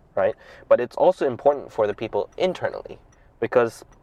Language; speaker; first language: English; non-native, local second language; Cantonese